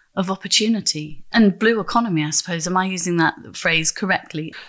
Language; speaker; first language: English; native; English